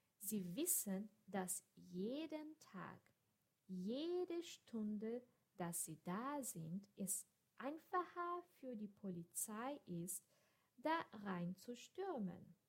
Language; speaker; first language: German; non-native, fluent; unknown